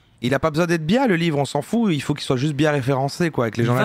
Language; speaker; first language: French; native; French